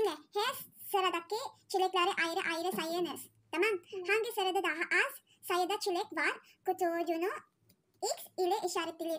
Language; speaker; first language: Turkish; native; Turkish